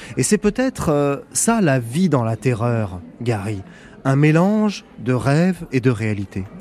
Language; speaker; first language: French; native; French